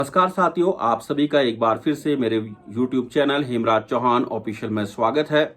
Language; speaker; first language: Hindi; native; Hindi